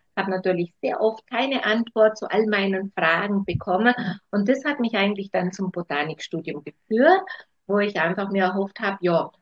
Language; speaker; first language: German; native; German